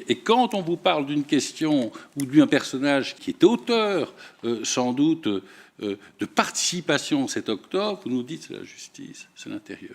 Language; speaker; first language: French; native; French